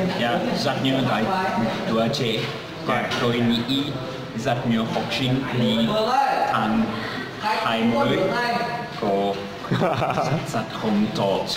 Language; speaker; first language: Vietnamese; non-native, learner; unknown